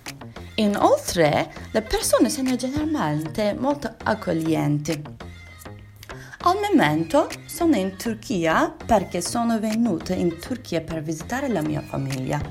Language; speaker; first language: Italian; non-native, learner; Turkish